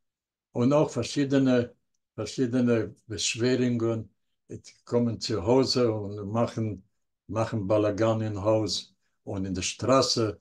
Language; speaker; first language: German; non-native, learner; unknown